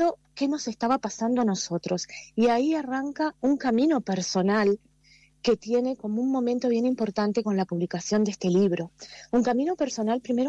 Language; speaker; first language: Spanish; native; Spanish